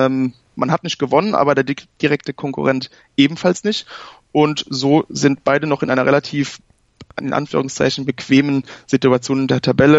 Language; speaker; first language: German; native; German